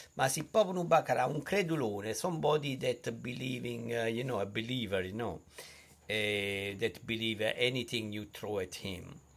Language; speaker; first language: English; non-native, fluent; Italian